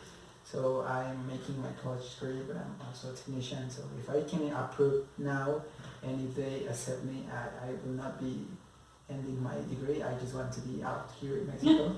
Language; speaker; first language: English; non-native, learner; Spanish